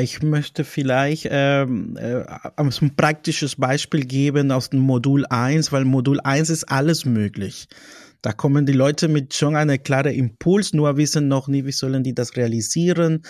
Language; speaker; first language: German; non-native, fluent; Spanish